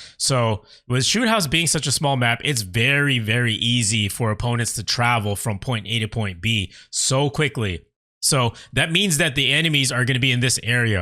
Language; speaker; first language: English; native; English